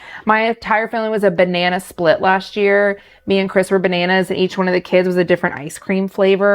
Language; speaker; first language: English; native; English